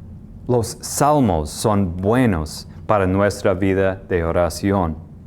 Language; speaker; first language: Spanish; non-native, fluent; English